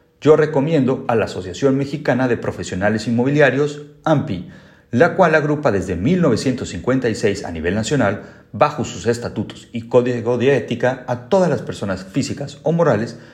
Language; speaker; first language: Spanish; native; Spanish